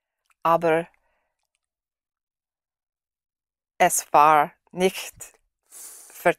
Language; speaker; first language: German; non-native, learner; English